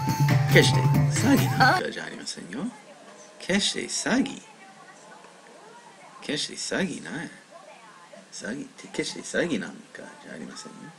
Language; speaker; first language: Japanese; non-native, learner; English